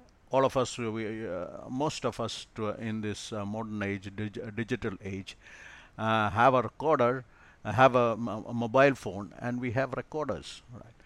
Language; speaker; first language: English; non-native, local second language; Malayalam